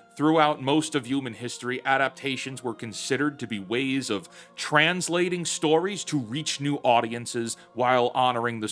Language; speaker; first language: English; native; English